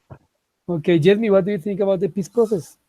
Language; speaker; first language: English; non-native, fluent; Spanish